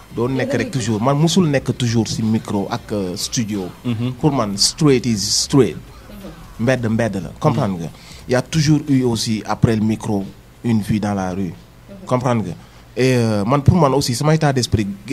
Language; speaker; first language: French; non-native, local second language; Wolof